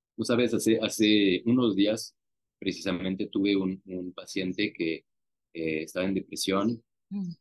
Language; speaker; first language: Spanish; non-native, fluent; French